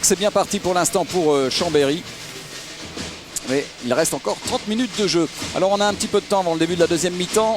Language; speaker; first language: French; native; French